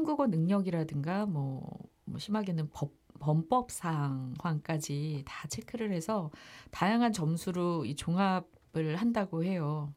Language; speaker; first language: Korean; native; Korean